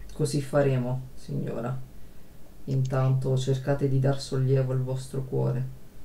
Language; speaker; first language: Italian; native; Italian